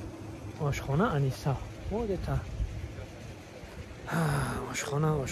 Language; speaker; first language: Russian; non-native, learner; Tajik